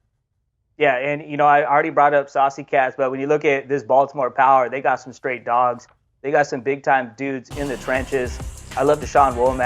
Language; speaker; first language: English; native; English